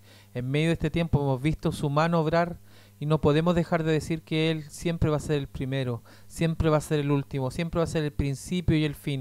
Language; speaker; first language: Spanish; native; Spanish